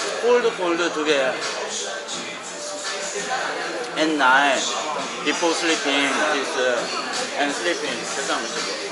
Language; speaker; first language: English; non-native, learner; Korean